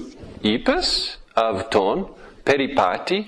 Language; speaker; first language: Greek; non-native, fluent; English